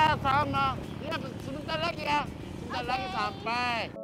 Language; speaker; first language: Indonesian; non-native, learner; Japanese